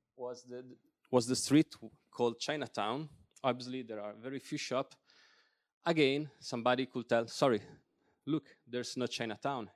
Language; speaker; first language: English; non-native, fluent; Italian